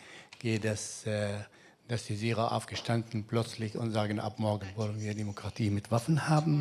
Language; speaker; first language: German; non-native, fluent; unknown